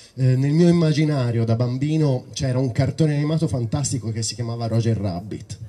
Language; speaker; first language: Italian; native; Italian